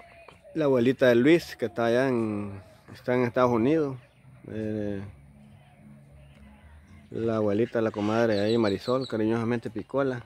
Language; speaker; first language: Spanish; native; Spanish